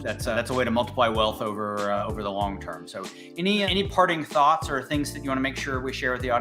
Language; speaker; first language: English; native; English